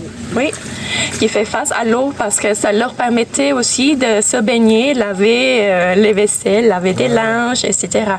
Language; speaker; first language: French; non-native, fluent; Thai